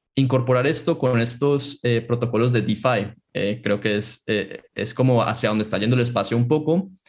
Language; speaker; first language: Spanish; native; Spanish